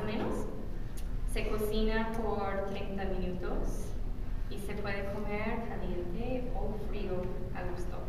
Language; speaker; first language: Spanish; non-native, learner; English